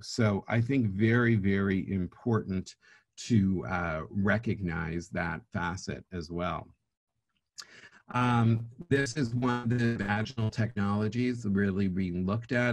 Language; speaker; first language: English; native; English